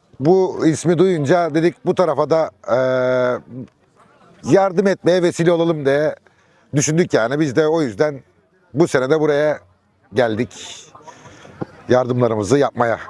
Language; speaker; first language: Turkish; early bilingual, heritage; Turkish